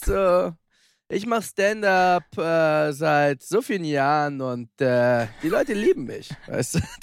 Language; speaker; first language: German; native; German